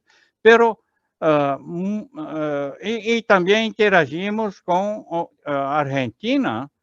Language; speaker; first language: Spanish; non-native, learner; Portuguese